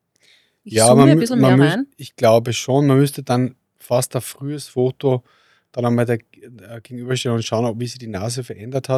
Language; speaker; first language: German; native; German